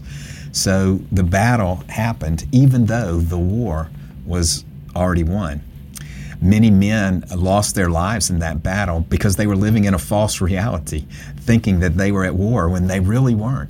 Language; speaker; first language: English; native; English